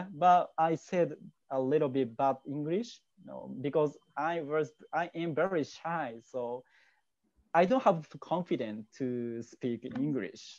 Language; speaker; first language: English; non-native, learner; Japanese